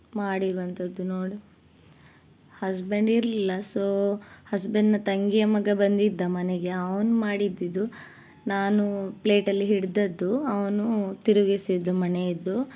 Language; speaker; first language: Kannada; non-native, local second language; Tulu